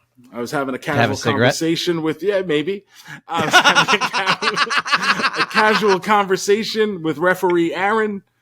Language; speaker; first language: English; native; English